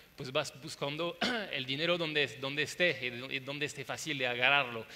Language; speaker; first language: Spanish; non-native, fluent; French